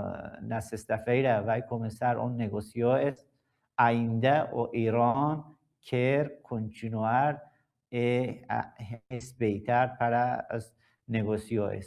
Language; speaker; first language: Portuguese; non-native, learner; Persian